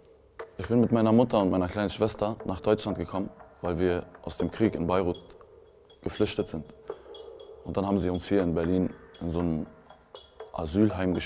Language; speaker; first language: German; early bilingual, other home language; Arabic